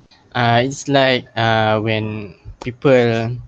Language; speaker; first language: English; non-native, local second language; Malay